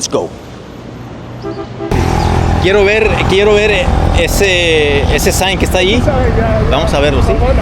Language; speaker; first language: Spanish; early bilingual, heritage; Spanish